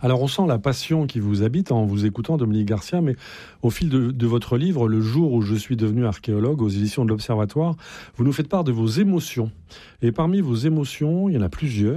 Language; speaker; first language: French; native; French